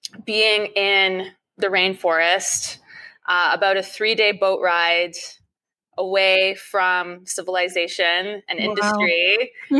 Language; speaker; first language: English; native; English